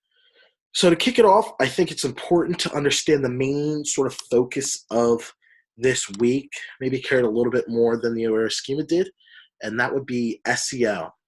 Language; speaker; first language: English; native; English